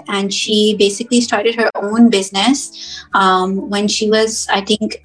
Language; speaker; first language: English; native; English